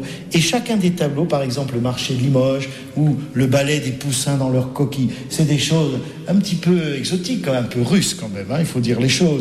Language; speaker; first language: French; native; French